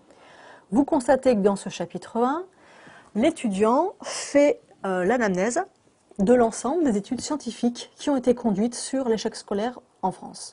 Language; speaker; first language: French; native; French